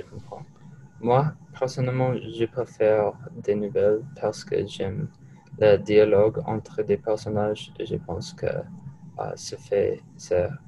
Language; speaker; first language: French; non-native, learner; English